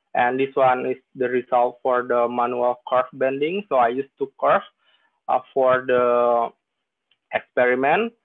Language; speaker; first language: English; non-native, fluent; Indonesian